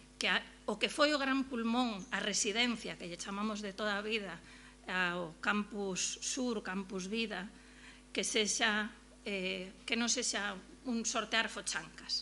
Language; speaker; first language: Galician; native; Galician